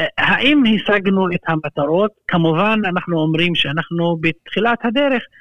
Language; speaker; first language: Hebrew; non-native, local second language; Arabic